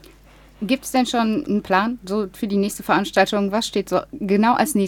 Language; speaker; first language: German; native; German